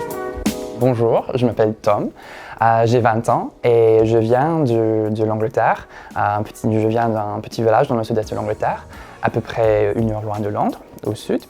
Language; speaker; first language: French; non-native, fluent; English